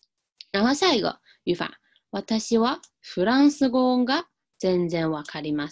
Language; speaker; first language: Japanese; non-native, fluent; Chinese